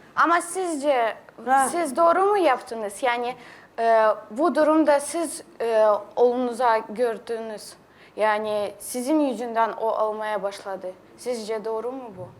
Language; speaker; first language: Turkish; non-native, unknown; Russian